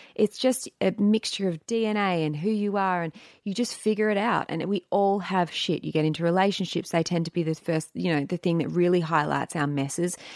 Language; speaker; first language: English; native; English